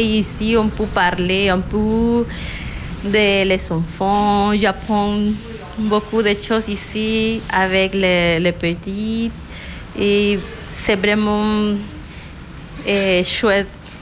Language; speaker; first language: French; non-native, learner; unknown